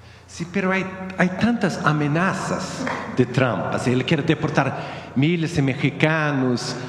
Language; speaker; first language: Spanish; non-native, fluent; Swedish